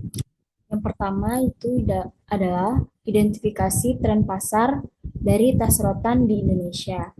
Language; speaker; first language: Indonesian; native; Indonesian